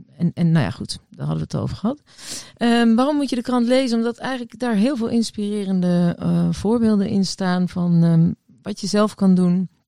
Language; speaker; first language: Dutch; native; Dutch